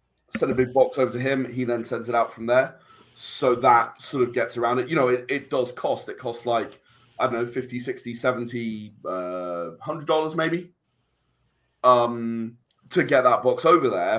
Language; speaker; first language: English; native; English